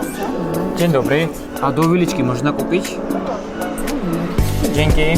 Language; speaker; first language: Polish; non-native, learner; Georgian